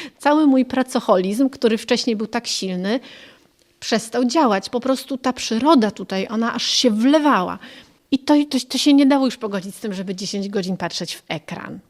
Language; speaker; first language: Polish; native; Polish